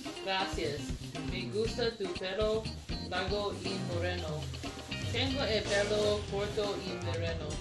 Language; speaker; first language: Spanish; non-native, learner; English